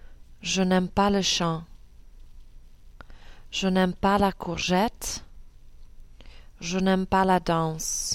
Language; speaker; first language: French; non-native, learner; English